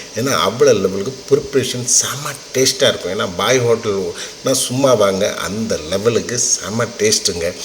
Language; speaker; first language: Tamil; native; Tamil